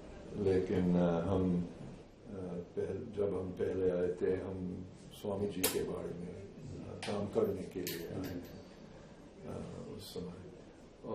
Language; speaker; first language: Hindi; non-native, fluent; English